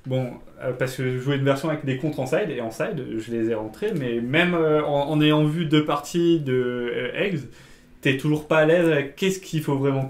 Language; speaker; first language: French; native; French